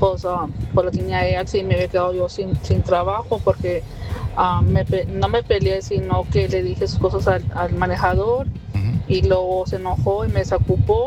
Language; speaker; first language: Spanish; early bilingual, heritage; Spanish